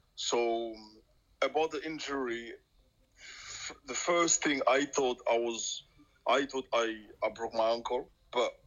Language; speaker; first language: English; non-native, local second language; French